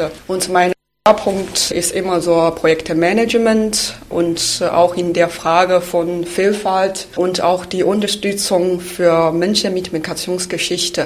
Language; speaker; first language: German; non-native, fluent; Chinese